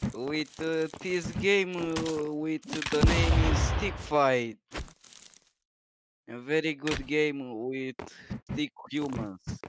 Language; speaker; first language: English; non-native, learner; Romanian